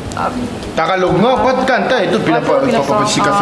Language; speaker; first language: Filipino; non-native, fluent; Korean